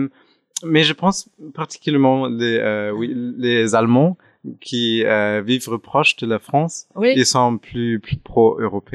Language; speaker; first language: French; non-native, fluent; German